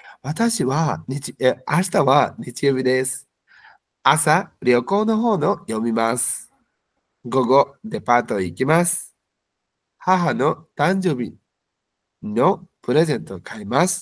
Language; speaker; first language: Japanese; non-native, fluent; Bangla